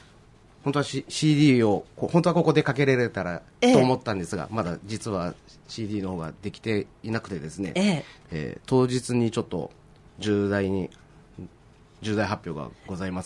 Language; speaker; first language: Japanese; native; Japanese